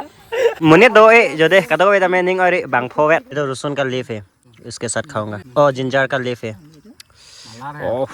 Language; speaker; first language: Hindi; non-native, local second language; Karbi